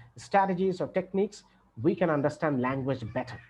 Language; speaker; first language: English; non-native, local second language; Bangla